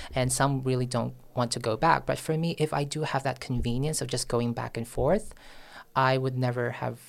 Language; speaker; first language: English; non-native, local second language; Filipino